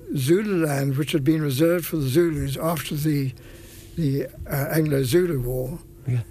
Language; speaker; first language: English; native; English